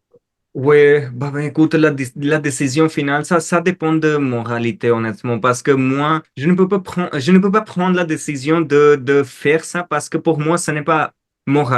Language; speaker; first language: French; non-native, fluent; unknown